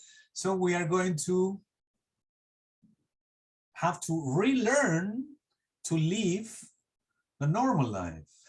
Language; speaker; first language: English; non-native, fluent; Spanish